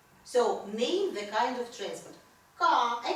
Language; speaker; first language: English; non-native, fluent; Russian